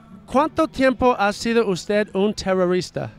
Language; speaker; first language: Spanish; non-native, fluent; English